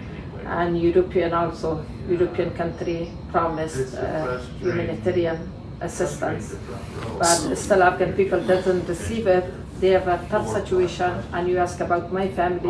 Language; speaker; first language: English; non-native, learner; Persian